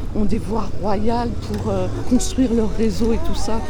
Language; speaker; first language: French; native; French